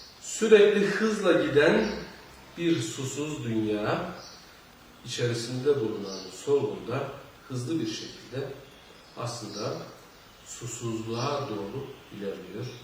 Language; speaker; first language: Turkish; native; Turkish